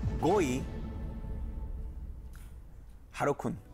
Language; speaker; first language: Japanese; non-native, learner; Korean